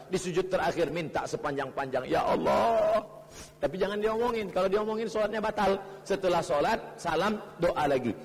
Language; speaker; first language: Indonesian; native; Indonesian